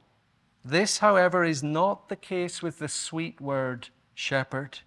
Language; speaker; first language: English; native; English